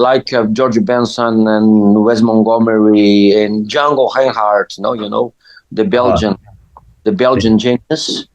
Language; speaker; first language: English; non-native, learner; Portuguese